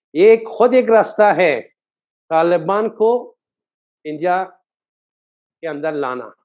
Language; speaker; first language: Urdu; non-native, fluent; Persian